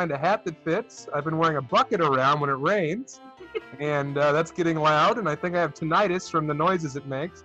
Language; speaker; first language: English; native; English